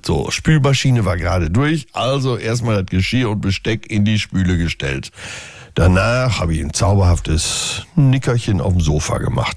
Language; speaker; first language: German; native; German